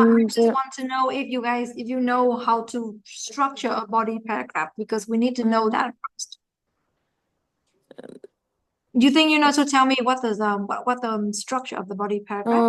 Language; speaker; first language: English; non-native, fluent; Vietnamese